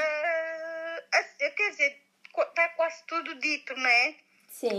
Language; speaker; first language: Portuguese; native; Portuguese